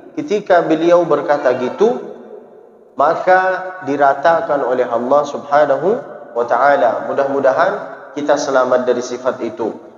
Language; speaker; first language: Malay; early bilingual, heritage; Malay